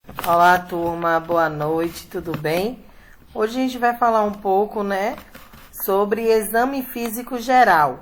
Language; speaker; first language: Portuguese; native; Portuguese